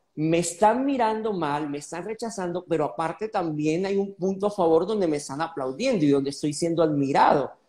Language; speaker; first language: Spanish; native; Spanish